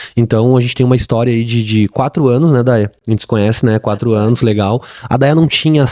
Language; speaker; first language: Portuguese; native; Portuguese